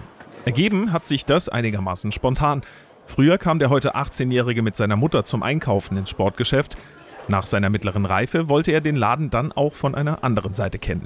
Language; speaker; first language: German; native; German